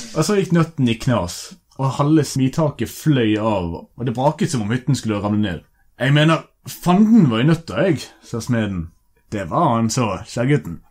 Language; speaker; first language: Norwegian; native; Norwegian